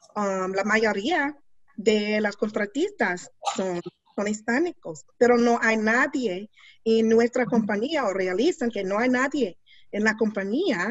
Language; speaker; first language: Spanish; non-native, learner; English